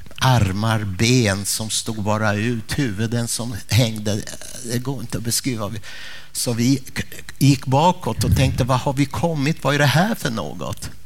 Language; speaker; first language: Swedish; early bilingual, other home language; Polish